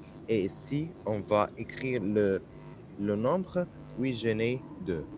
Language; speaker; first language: French; non-native, fluent; Arabic